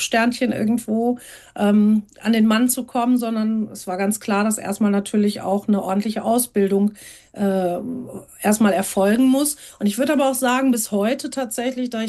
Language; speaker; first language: German; native; German